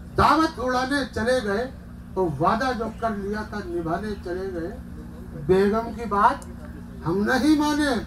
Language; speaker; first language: Urdu; native; Urdu